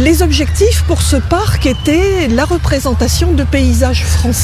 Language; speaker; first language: French; native; French